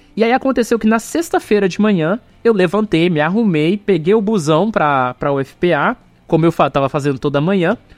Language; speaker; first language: Portuguese; native; Portuguese